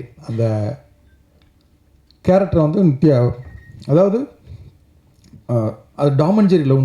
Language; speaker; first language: Tamil; native; Tamil